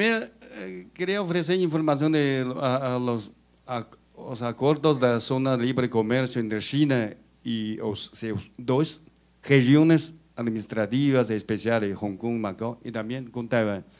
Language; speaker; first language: Spanish; non-native, fluent; Chinese